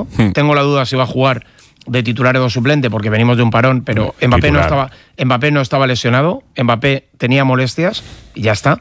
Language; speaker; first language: Spanish; native; Spanish